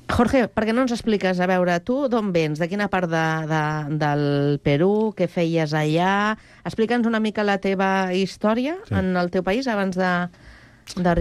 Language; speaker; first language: Catalan; native; Catalan